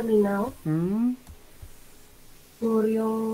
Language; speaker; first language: Korean; non-native, learner; Indonesian